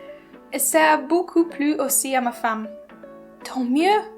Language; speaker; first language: French; non-native, learner; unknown